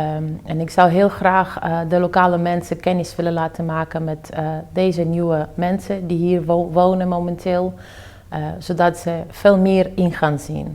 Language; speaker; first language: Dutch; early bilingual, other home language; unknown